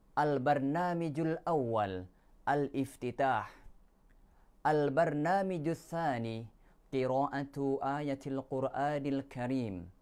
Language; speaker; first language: Arabic; non-native, learner; Indonesian